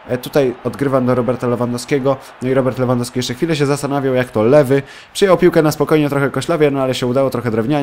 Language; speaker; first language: Polish; native; Polish